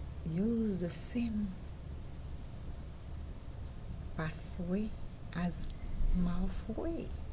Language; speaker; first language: English; non-native, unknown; Haitian Creole